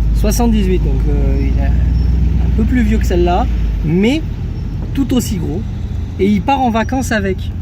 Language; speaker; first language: French; native; French